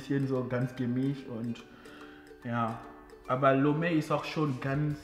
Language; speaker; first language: German; non-native, fluent; Ewe